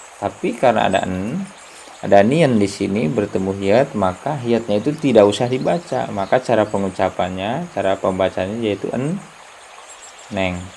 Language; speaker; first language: Indonesian; native; Indonesian